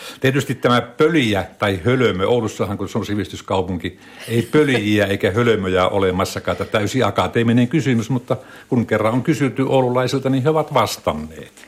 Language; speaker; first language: Finnish; native; Finnish